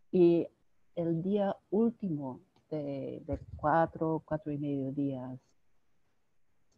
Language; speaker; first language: Spanish; non-native, fluent; English